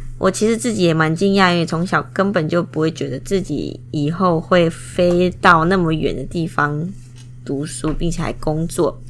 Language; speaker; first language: Chinese; non-native, fluent; Indonesian